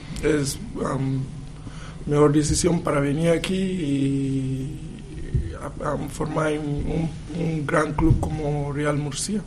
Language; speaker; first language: Spanish; non-native, learner; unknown